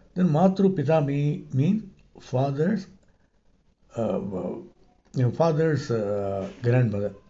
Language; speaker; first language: English; non-native, local second language; Tamil